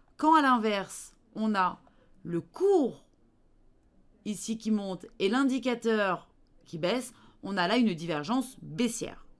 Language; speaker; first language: French; native; French